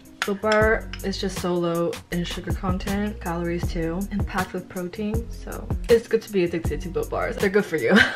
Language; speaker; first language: English; early bilingual, other home language; Chinese